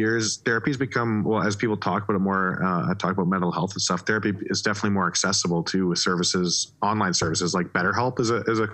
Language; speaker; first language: English; native; English